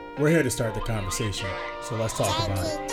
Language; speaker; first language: English; native; English